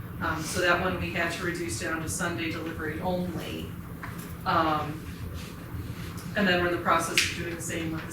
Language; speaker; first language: English; native; English